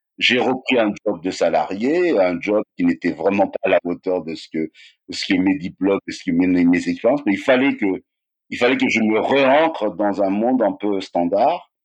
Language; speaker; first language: French; non-native, local second language; Malagasy